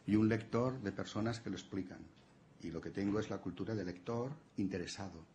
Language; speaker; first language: Spanish; non-native, local second language; Catalan